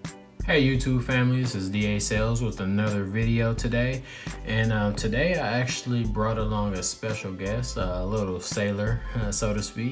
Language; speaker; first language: English; native; English